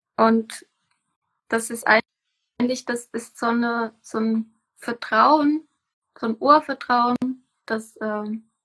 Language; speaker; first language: German; non-native, fluent; Czech